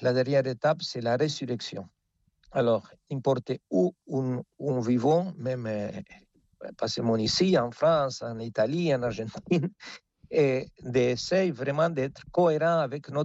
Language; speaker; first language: French; non-native, fluent; Spanish